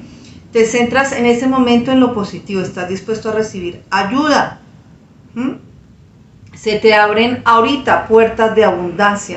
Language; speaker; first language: Spanish; native; Spanish